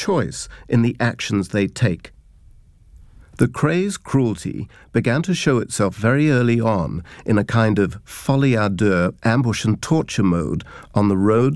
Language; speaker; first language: English; native; English